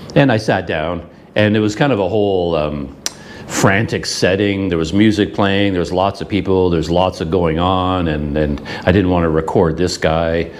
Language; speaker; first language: English; native; English